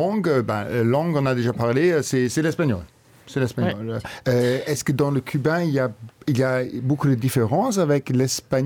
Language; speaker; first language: French; non-native, local second language; Luxembourgish